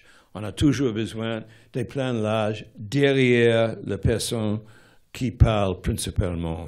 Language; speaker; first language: French; non-native, fluent; English